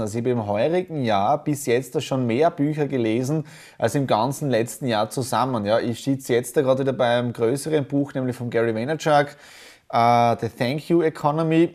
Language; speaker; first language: German; native; German